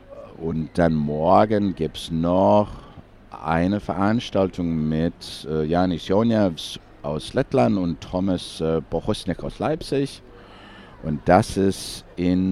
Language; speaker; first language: German; non-native, fluent; English